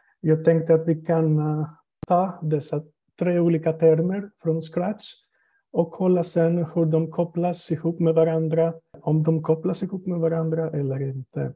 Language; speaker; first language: Swedish; non-native, fluent; Greek